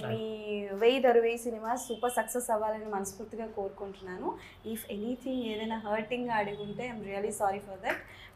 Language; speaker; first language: Telugu; native; Telugu